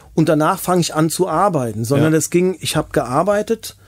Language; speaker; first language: German; native; German